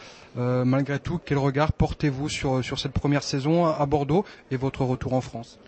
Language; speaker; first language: French; native; French